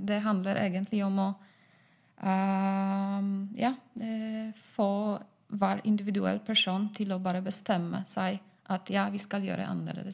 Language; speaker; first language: Norwegian; non-native, fluent; Polish